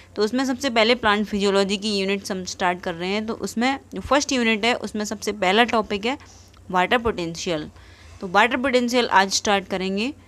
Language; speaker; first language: Hindi; native; Hindi